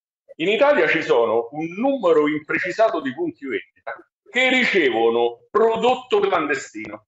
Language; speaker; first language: Italian; native; Italian